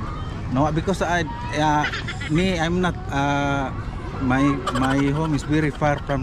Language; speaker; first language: English; non-native, learner; Cebuano